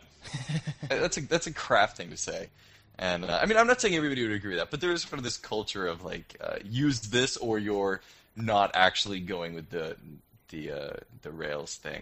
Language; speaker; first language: English; native; English